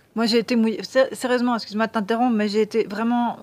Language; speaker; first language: French; native; French